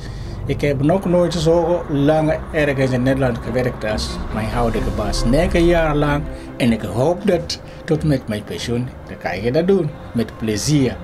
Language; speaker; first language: Dutch; non-native, learner; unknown